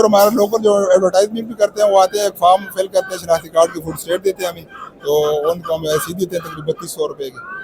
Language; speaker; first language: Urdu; non-native, local second language; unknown